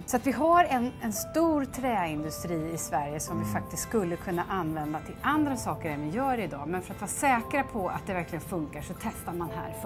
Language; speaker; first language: Swedish; native; Swedish